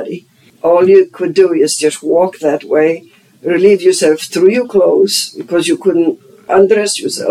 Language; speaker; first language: English; non-native, fluent; German